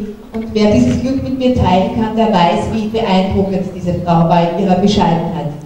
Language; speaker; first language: German; native; German